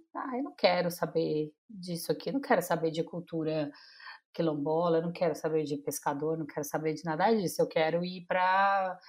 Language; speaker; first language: Portuguese; native; Portuguese